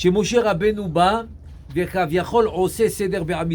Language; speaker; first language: Hebrew; non-native, fluent; French